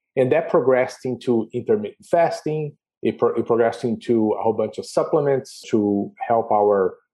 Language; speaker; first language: English; non-native, fluent; Portuguese